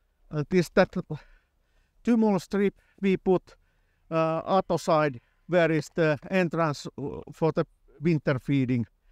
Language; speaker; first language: English; non-native, fluent; Finnish